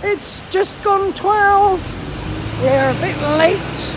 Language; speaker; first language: English; native; English